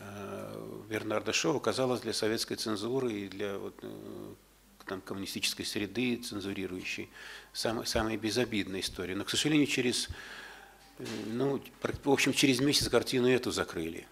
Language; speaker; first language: Russian; native; Russian